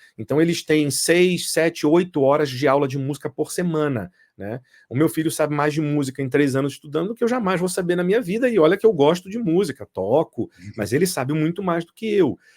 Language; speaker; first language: Portuguese; native; Portuguese